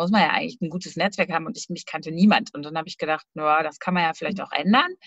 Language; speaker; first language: German; native; German